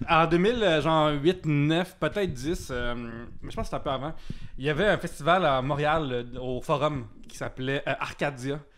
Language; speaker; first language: French; native; French